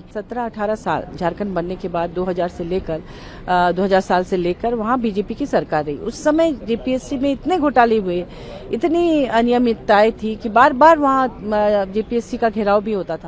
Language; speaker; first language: Hindi; native; Hindi